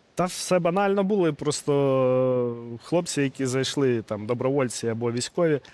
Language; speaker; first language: Ukrainian; non-native, local second language; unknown